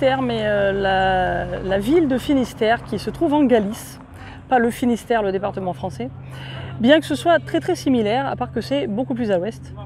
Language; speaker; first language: French; native; French